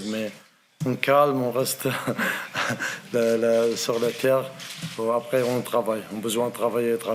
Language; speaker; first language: French; non-native, learner; Arabic